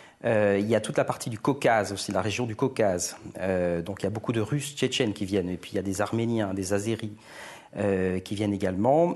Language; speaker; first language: French; native; French